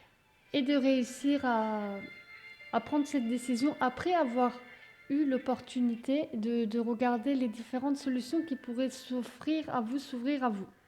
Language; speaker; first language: French; native; French